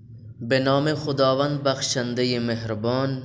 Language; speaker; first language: Persian; non-native, fluent; Urdu